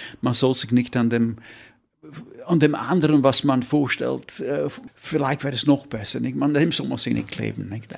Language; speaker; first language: German; non-native, fluent; English